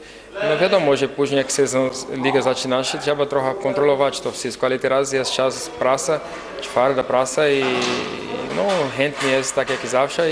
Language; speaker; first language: Polish; non-native, fluent; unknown